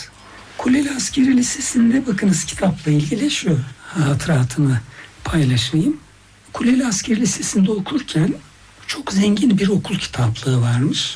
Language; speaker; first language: Turkish; native; Turkish